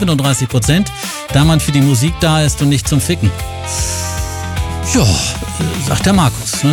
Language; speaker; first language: German; native; German